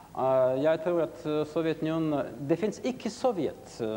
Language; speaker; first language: Swedish; non-native, learner; Russian